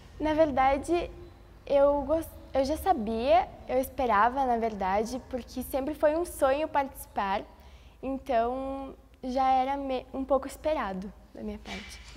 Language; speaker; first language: Portuguese; early bilingual, other home language; Spanish